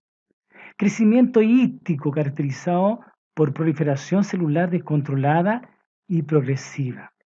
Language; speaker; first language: Spanish; native; Spanish